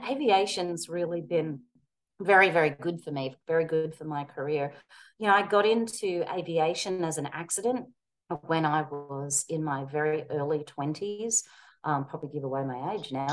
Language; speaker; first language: English; native; English